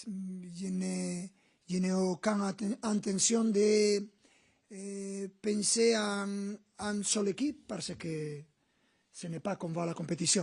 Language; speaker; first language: French; non-native, learner; Spanish